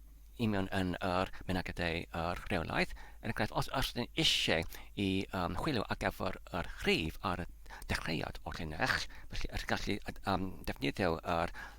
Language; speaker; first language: Welsh; non-native, learner; Polish